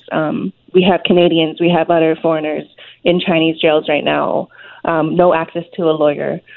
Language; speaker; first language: English; non-native, local second language; Cantonese